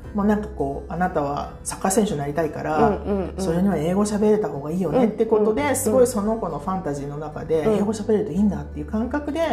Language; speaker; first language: Japanese; early bilingual, heritage; English